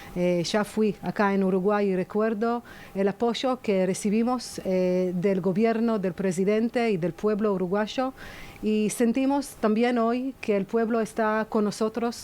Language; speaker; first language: Spanish; non-native, fluent; Hebrew